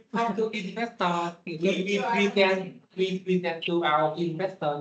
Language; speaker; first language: English; non-native, learner; Vietnamese